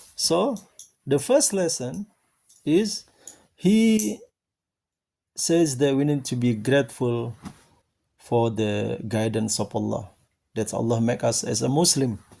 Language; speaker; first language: English; non-native, learner; Indonesian